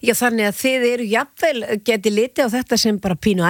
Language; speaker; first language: Icelandic; native; Icelandic